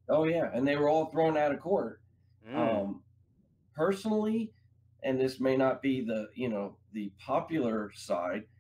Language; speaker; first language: English; native; English